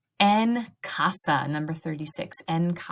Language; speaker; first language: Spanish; non-native, learner; English